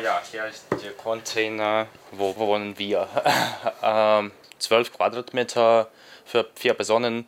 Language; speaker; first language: German; non-native, fluent; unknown